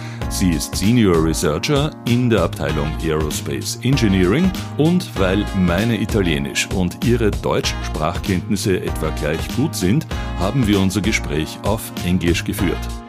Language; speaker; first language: German; native; German